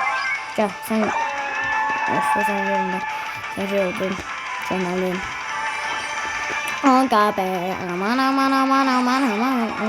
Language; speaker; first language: Turkish; non-native, learner; Azerbaijani